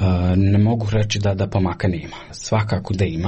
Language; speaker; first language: Croatian; native; Croatian